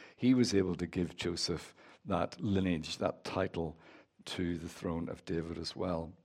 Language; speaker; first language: English; native; English